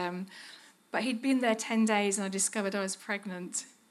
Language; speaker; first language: English; native; English